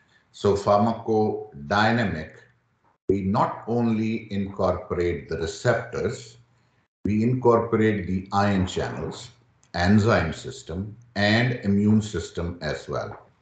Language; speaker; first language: English; non-native, local second language; Urdu